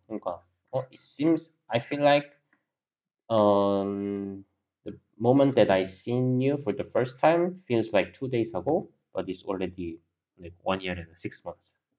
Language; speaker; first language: English; non-native, fluent; Korean